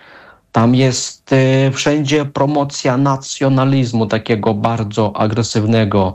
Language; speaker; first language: Polish; non-native, fluent; Russian